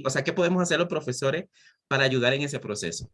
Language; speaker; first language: Spanish; native; Spanish